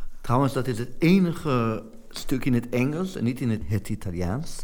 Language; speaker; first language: Dutch; non-native, fluent; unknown